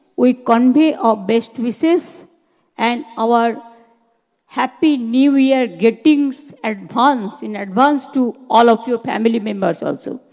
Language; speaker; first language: English; non-native, local second language; Bangla